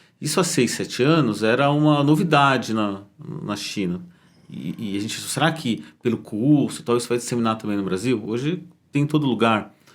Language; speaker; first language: Portuguese; native; Portuguese